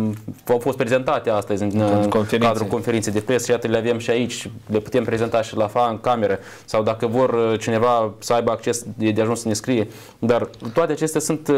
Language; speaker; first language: Romanian; native; Romanian